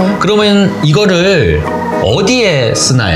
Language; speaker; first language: Korean; native; Korean